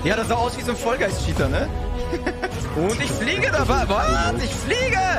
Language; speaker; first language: German; native; German